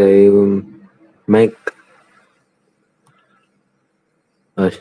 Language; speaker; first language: English; non-native, learner; Vietnamese